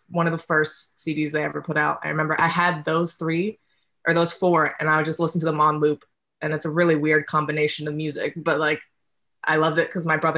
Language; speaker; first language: English; native; English